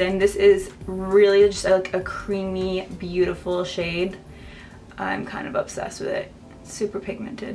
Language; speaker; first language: English; native; English